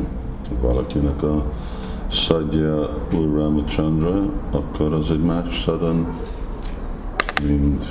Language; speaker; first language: Hungarian; non-native, fluent; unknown